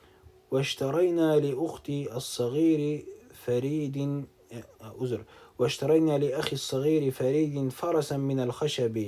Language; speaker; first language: Arabic; non-native, fluent; Uzbek